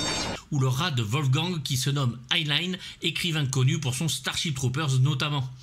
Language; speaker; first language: French; native; French